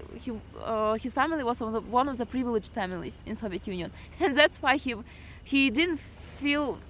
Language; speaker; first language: English; non-native, fluent; Russian